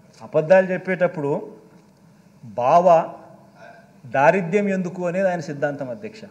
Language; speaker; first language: Telugu; native; Telugu